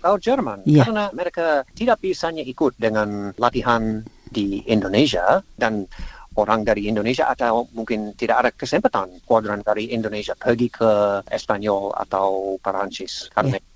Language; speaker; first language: Indonesian; non-native, learner; English